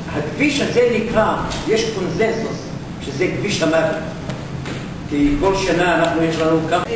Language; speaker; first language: Hebrew; non-native, local second language; Arabic